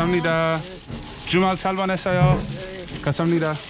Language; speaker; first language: Korean; non-native, learner; English